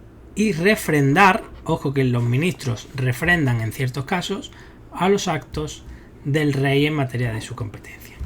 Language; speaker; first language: Spanish; native; Spanish